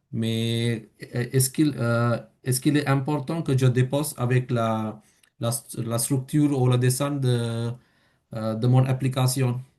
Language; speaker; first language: French; non-native, fluent; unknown